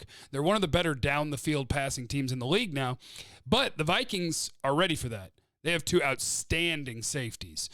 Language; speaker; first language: English; native; English